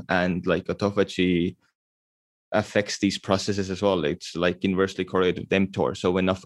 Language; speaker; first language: English; non-native, fluent; Estonian